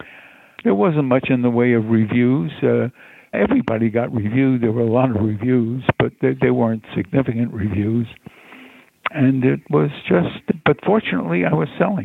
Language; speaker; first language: English; native; English